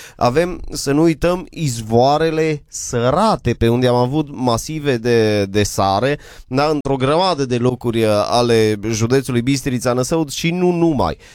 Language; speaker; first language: Romanian; native; Romanian